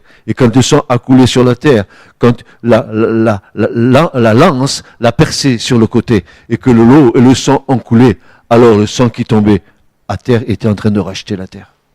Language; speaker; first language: French; native; French